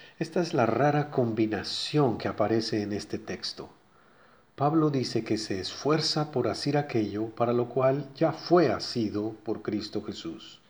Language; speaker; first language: Spanish; native; Spanish